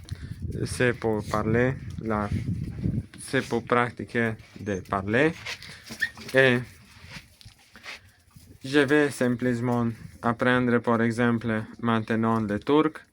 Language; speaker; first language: French; non-native, learner; Romanian